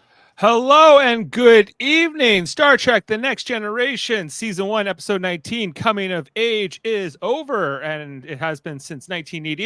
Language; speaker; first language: English; native; English